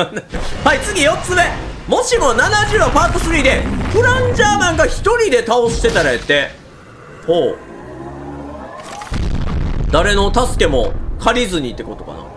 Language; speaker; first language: Japanese; native; Japanese